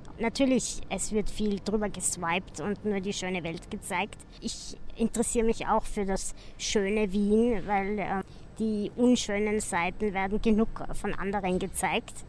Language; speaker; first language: German; native; German